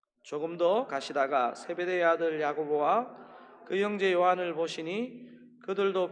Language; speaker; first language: Korean; native; Korean